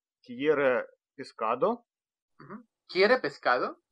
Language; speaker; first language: Spanish; non-native, fluent; Russian